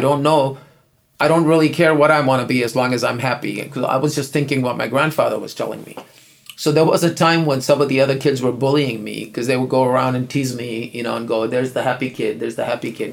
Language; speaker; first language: English; non-native, local second language; Urdu